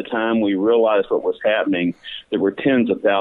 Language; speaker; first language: English; native; English